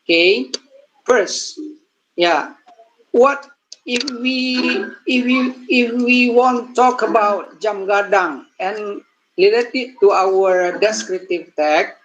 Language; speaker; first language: English; non-native, learner; Indonesian